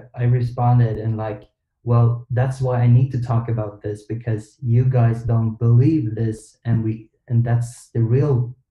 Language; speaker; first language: English; non-native, fluent; Swedish